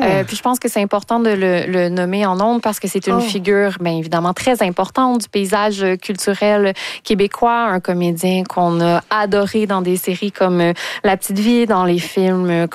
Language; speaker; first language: French; native; French